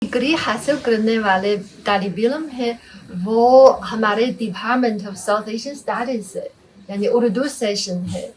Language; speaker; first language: Hindi; non-native, fluent; Chinese